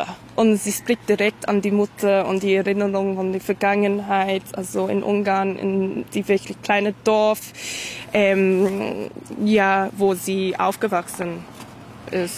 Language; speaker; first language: German; non-native, fluent; English